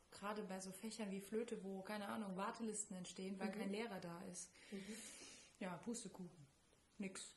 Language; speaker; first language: German; native; German